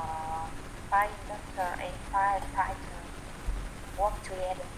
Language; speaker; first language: English; non-native, learner; Vietnamese